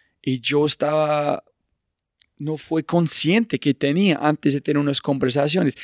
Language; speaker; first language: Spanish; non-native, fluent; English